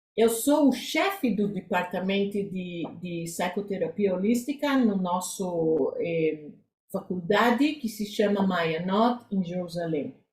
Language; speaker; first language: Portuguese; early bilingual, heritage; Portuguese